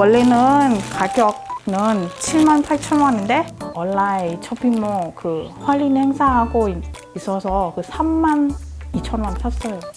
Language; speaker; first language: Korean; non-native, fluent; Thai